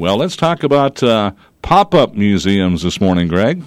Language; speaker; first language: English; native; English